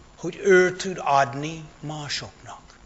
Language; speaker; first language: Hungarian; non-native, fluent; English